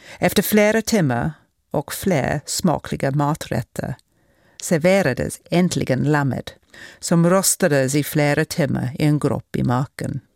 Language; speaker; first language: Swedish; non-native, fluent; English